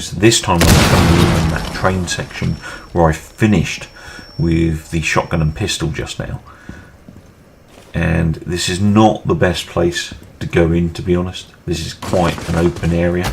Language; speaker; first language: English; native; English